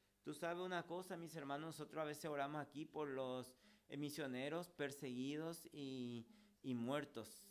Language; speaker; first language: Spanish; native; Spanish